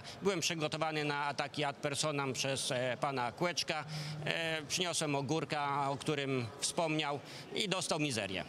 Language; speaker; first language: Polish; native; Polish